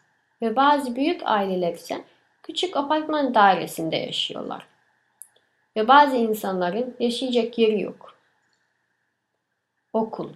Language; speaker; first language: Turkish; early bilingual, other home language; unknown